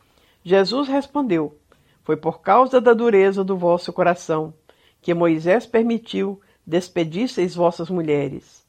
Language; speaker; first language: Portuguese; native; Portuguese